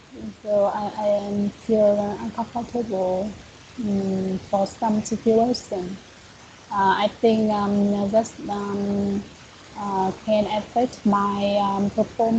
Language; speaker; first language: English; non-native, learner; Vietnamese